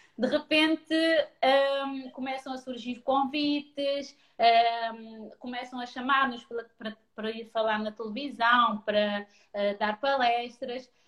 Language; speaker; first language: Portuguese; non-native, local second language; Kabuverdianu